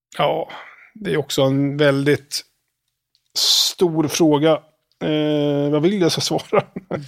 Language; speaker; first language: Swedish; native; Swedish